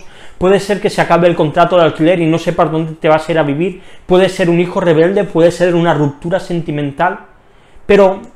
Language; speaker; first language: Spanish; native; Spanish